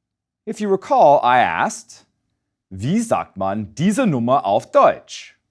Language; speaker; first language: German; non-native, fluent; English